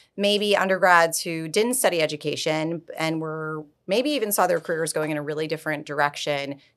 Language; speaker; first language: English; native; English